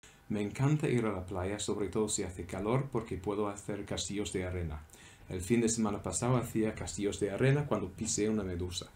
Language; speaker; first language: Spanish; non-native, fluent; English